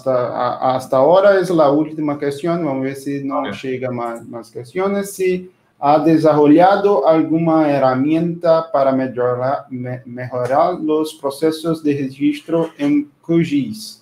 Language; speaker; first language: Spanish; non-native, fluent; Portuguese